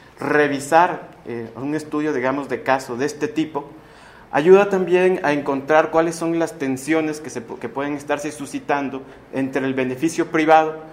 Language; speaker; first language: Spanish; native; Spanish